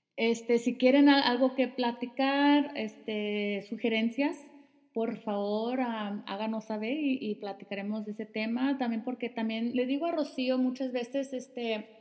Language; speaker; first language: Spanish; early bilingual, heritage; Spanish